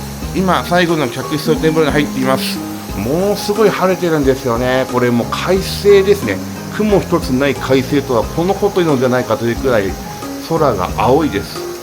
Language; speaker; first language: Japanese; native; Japanese